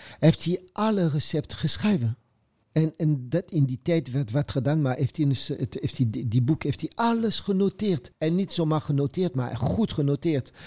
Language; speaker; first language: Dutch; non-native, fluent; French